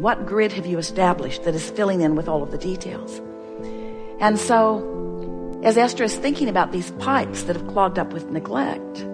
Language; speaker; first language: English; native; English